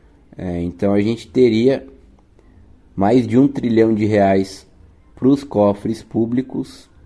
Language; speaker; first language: Portuguese; native; Portuguese